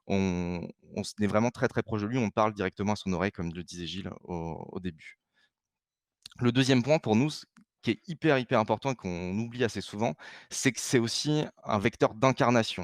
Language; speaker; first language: French; native; French